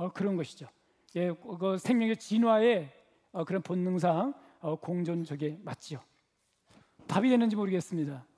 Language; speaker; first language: Korean; native; Korean